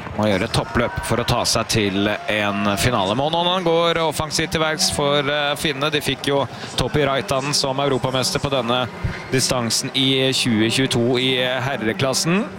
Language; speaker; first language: Norwegian; native; Norwegian